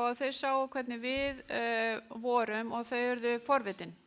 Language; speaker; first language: Icelandic; non-native, fluent; Spanish